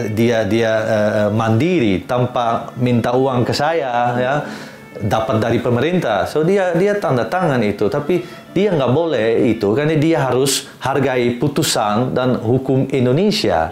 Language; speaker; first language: Indonesian; non-native, fluent; Dutch